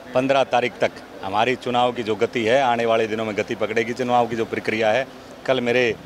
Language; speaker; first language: Hindi; native; Hindi